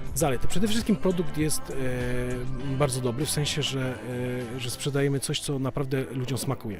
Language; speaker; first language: Polish; early bilingual, other home language; Italian